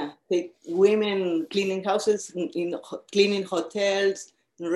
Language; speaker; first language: English; non-native, fluent; Spanish